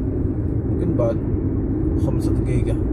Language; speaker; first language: Arabic; non-native, learner; Indonesian